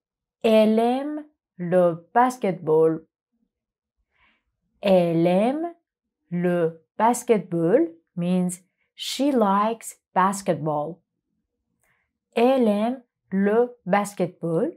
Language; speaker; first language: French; non-native, fluent; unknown